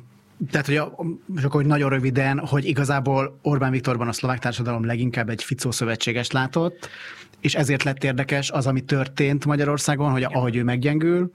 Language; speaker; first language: Hungarian; native; Hungarian